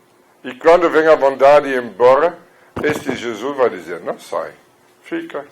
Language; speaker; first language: Portuguese; non-native, fluent; German